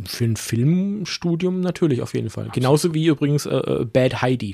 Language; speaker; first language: German; native; German